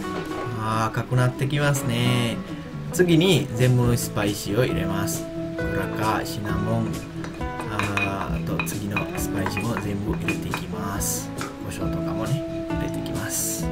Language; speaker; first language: Japanese; non-native, learner; Sinhala